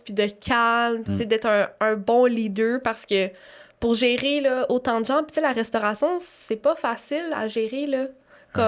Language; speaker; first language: French; native; French